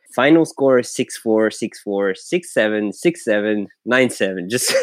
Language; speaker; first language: English; non-native, fluent; French